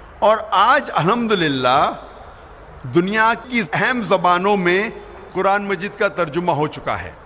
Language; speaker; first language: Urdu; non-native, local second language; Konkani